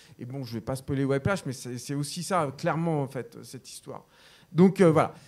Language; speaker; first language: French; native; French